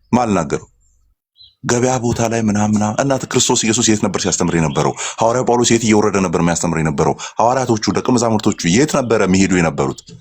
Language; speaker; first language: Amharic; non-native, local second language; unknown